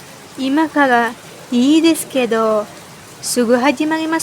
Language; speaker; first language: Japanese; non-native, learner; Indonesian